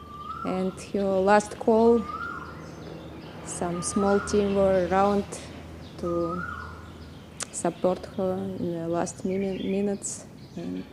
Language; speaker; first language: English; non-native, learner; Russian